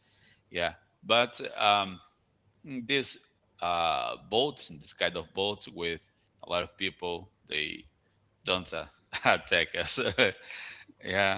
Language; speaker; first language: English; non-native, fluent; Portuguese